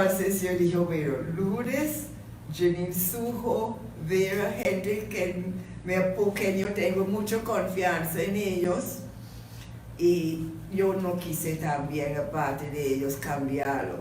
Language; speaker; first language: Spanish; non-native, fluent; English